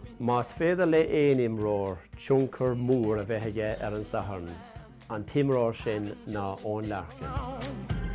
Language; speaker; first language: Irish; non-native, local second language; English